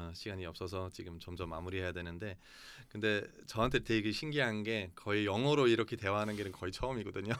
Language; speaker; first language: Korean; non-native, fluent; German